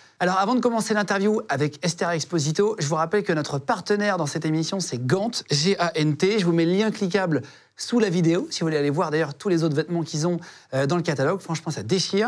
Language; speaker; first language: French; native; French